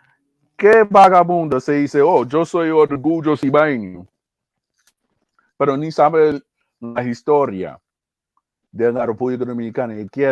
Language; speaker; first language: Spanish; early bilingual, heritage; English